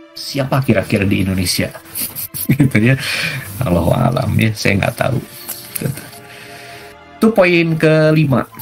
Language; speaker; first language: Indonesian; non-native, local second language; Sundanese